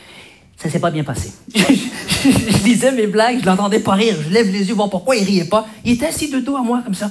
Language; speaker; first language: French; early bilingual, other home language; Arabic